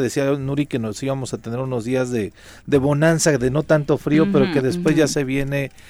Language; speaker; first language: Spanish; native; Spanish